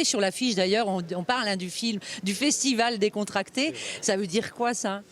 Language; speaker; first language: French; native; French